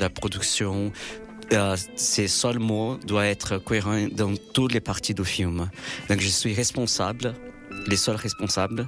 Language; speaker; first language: French; non-native, fluent; Portuguese